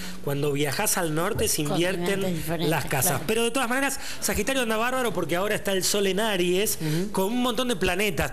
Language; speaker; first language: Spanish; native; Spanish